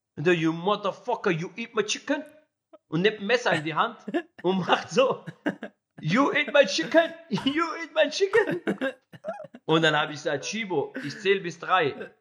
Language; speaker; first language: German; early bilingual, other home language; Arabic